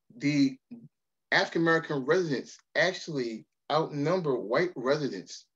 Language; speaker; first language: English; native; English